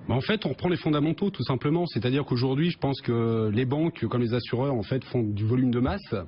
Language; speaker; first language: French; native; French